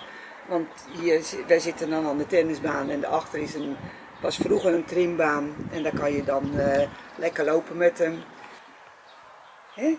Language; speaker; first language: Dutch; native; Dutch